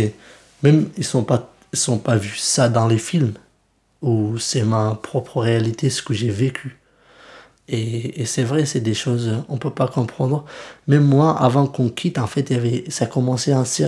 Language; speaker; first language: French; early bilingual, other home language; Kurdish